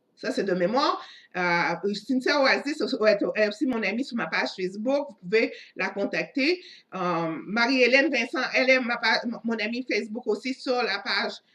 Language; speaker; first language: French; non-native, local second language; Haitian Creole